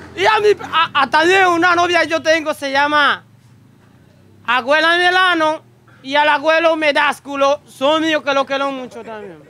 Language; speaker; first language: Spanish; non-native, learner; Haitian Creole